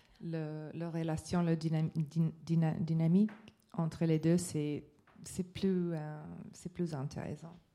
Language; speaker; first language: French; non-native, learner; English